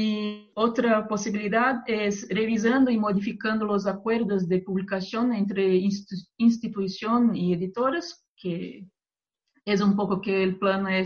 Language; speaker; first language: Spanish; non-native, fluent; Portuguese